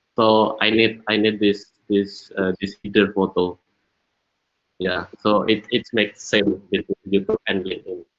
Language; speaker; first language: English; non-native, learner; Indonesian